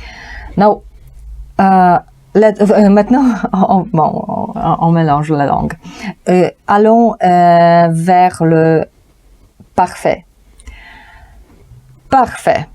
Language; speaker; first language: French; non-native, fluent; Polish